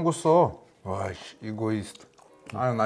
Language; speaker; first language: Korean; non-native, learner; Russian